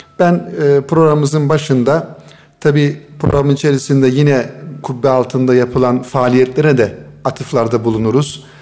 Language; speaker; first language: Turkish; native; Turkish